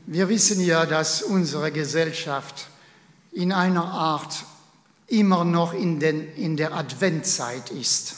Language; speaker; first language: German; non-native, fluent; French